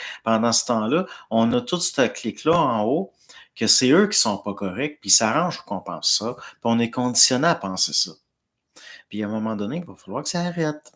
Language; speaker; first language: French; native; French